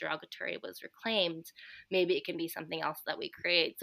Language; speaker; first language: English; native; English